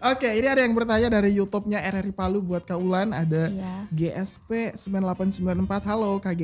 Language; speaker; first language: Indonesian; native; Indonesian